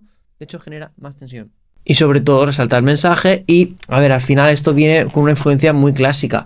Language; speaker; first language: Spanish; native; Spanish